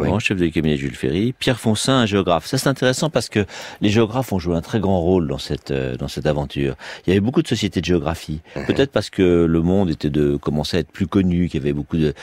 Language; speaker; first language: French; native; French